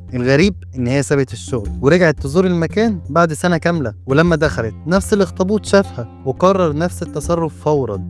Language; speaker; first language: Arabic; native; Arabic